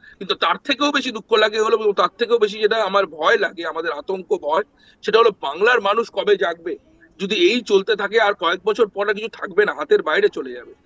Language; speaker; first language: Bangla; native; Bangla